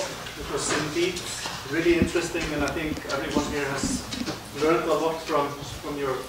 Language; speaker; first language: English; non-native, fluent; Icelandic